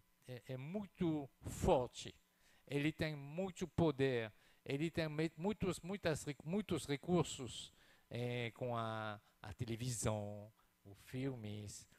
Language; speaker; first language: Portuguese; non-native, fluent; French